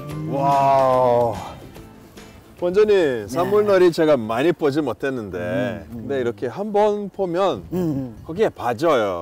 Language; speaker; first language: Korean; non-native, fluent; Portuguese